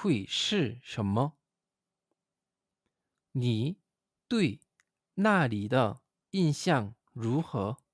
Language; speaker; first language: Chinese; non-native, fluent; Korean